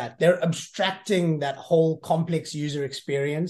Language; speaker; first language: English; native; English